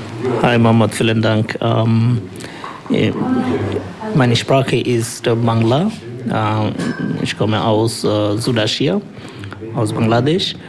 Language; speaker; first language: German; non-native, learner; Bangla